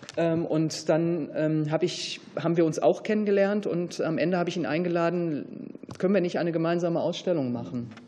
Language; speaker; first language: German; native; German